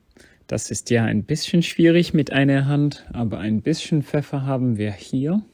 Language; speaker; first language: German; non-native, fluent; English